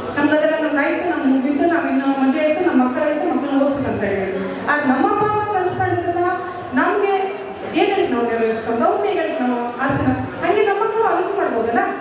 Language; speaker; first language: Kannada; native; Kannada